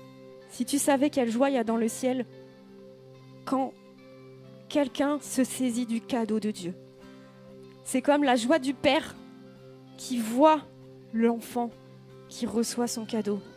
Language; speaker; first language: French; native; French